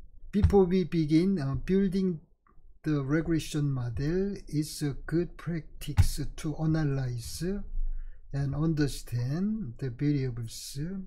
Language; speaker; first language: English; non-native, fluent; Korean